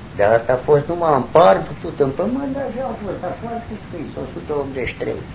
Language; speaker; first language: Romanian; non-native, local second language; German